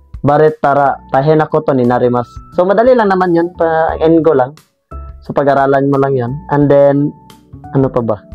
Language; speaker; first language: Filipino; native; Filipino